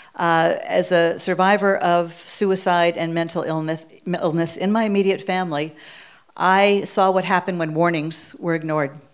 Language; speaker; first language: English; native; English